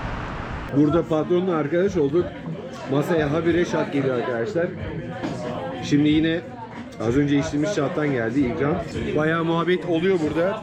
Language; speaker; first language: Turkish; native; Turkish